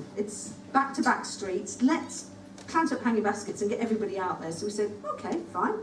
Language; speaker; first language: English; native; English